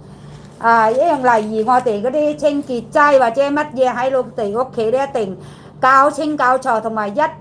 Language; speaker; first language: Cantonese; non-native, learner; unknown